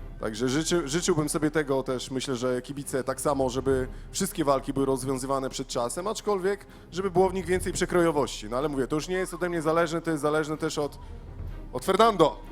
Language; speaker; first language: Polish; native; Polish